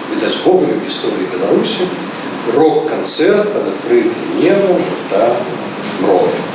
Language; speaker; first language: Belarusian; native; Belarusian